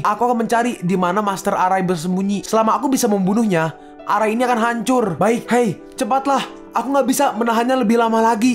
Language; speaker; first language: Indonesian; native; Indonesian